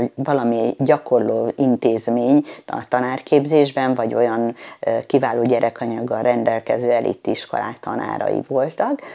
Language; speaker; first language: Hungarian; native; Hungarian